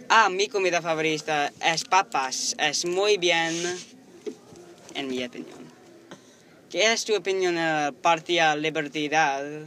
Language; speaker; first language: Spanish; non-native, learner; English